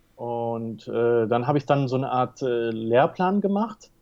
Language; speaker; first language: German; early bilingual, heritage; Spanish